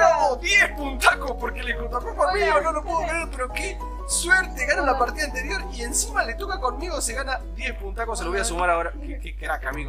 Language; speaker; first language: Spanish; native; Spanish